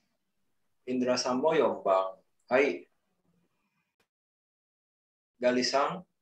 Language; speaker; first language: Japanese; non-native, learner; Indonesian